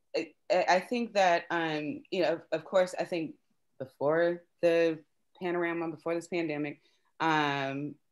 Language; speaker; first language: English; native; English